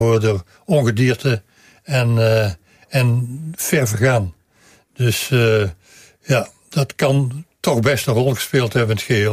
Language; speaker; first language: Dutch; native; Dutch